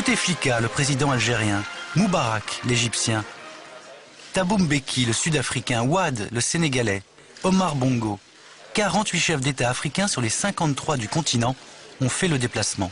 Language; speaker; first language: French; native; French